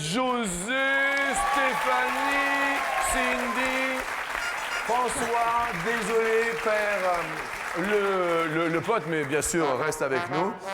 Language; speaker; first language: French; native; French